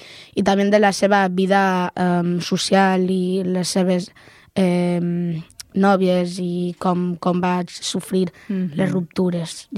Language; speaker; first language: Catalan; non-native, local second language; Spanish